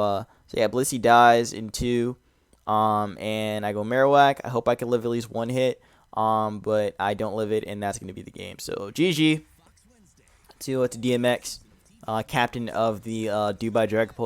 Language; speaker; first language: English; native; English